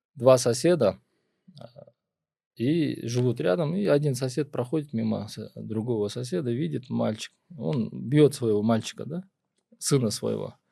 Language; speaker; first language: Russian; non-native, local second language; Kyrgyz